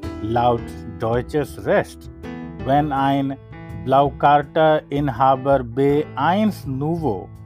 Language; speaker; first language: German; non-native, learner; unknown